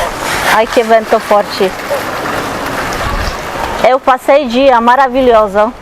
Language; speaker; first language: Portuguese; non-native, learner; Polish